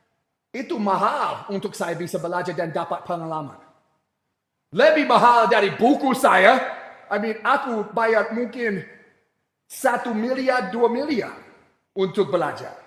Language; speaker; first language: Indonesian; non-native, fluent; English